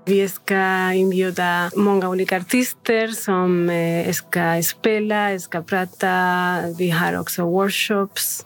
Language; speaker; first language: Swedish; non-native, fluent; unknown